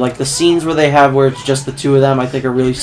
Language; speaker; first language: English; native; English